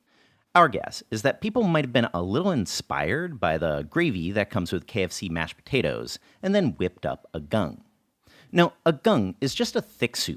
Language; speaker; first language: English; native; English